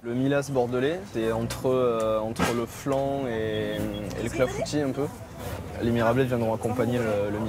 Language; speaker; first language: French; native; French